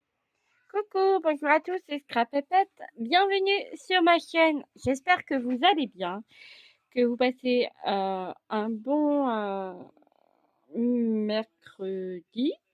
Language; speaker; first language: French; native; French